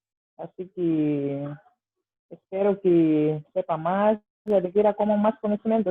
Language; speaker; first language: Spanish; non-native, fluent; Portuguese